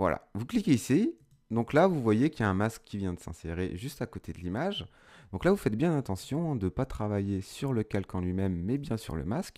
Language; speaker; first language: French; native; French